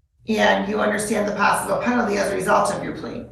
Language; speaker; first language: English; native; English